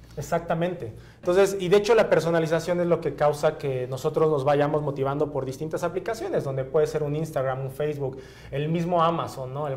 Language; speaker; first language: Spanish; native; Spanish